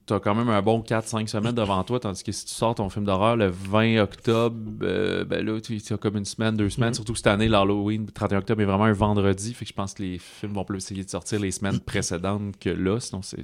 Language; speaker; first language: French; native; French